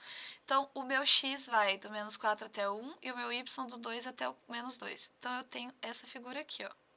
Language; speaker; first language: Portuguese; native; Portuguese